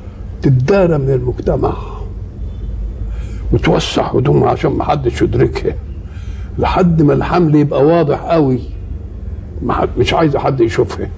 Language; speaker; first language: Arabic; native; Arabic